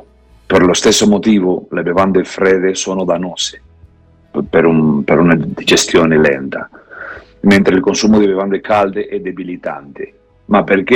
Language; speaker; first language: Italian; non-native, fluent; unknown